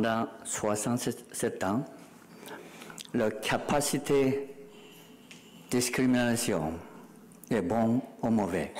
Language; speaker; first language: French; non-native, learner; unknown